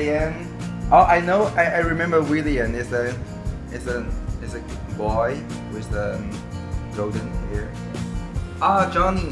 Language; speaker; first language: English; non-native, learner; Chinese